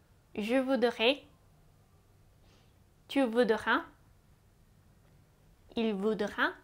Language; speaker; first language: French; non-native, fluent; Japanese